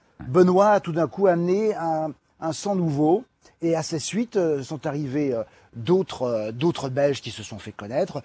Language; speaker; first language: French; native; French